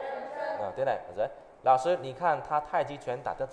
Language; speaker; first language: Chinese; non-native, fluent; Vietnamese